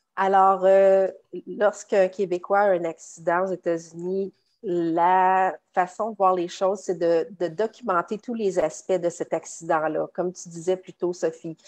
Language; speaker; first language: French; native; French